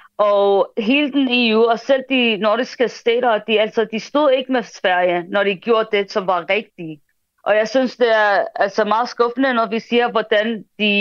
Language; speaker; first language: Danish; early bilingual, other home language; Arabic